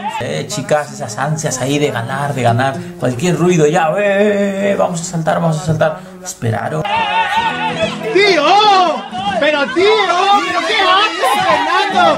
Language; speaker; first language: Spanish; native; Spanish